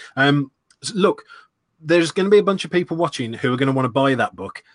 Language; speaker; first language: English; native; English